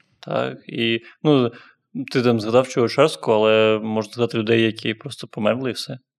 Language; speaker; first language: Ukrainian; non-native, local second language; Russian